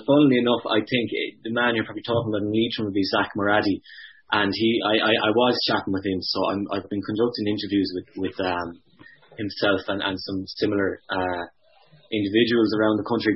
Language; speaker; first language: English; native; English